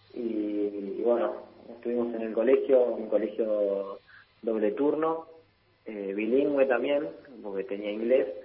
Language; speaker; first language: Spanish; early bilingual, heritage; Italian